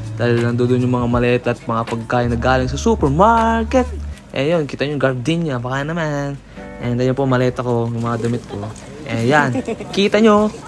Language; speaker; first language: Filipino; early bilingual, heritage; Filipino